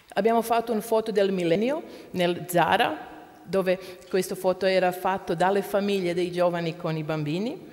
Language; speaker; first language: Italian; non-native, learner; Croatian